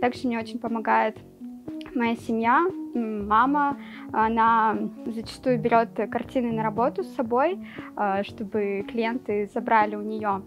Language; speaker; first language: Russian; native; Russian